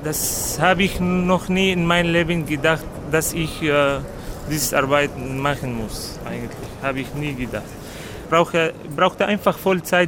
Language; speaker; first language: German; non-native, learner; Arabic